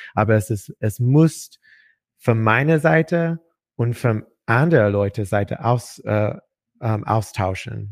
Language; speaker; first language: German; non-native, learner; English